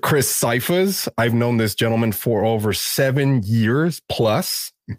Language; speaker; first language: English; early bilingual, other home language; Spanish